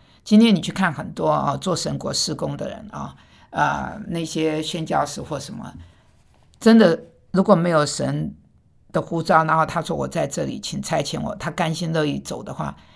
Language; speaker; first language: Chinese; non-native, fluent; Korean